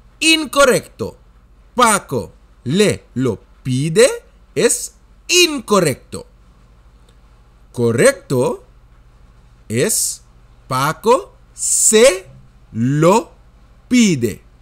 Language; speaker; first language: Spanish; non-native, fluent; Dutch